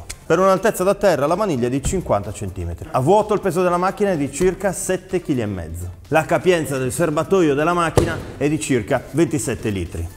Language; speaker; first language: Italian; native; Italian